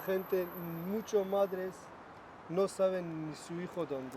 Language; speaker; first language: Spanish; non-native, learner; Kurdish